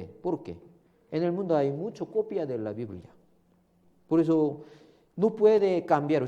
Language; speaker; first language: Spanish; non-native, learner; Korean